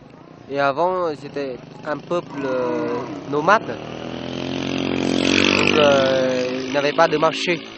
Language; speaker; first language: French; non-native, fluent; Vietnamese